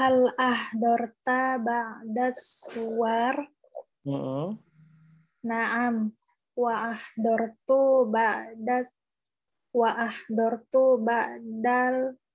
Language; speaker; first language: Arabic; non-native, learner; Indonesian